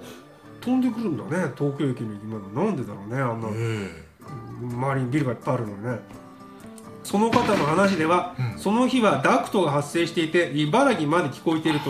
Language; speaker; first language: Japanese; native; Japanese